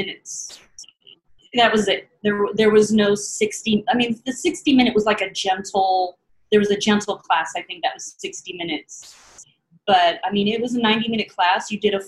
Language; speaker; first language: English; native; English